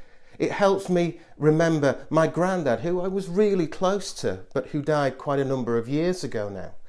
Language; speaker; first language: English; native; English